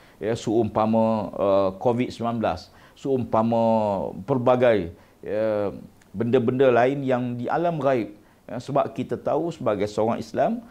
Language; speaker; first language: Malay; native; Malay